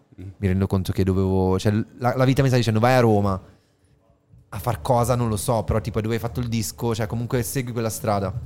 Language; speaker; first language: Italian; native; Italian